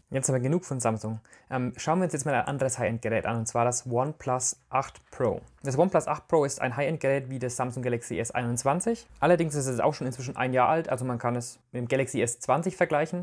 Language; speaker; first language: German; native; German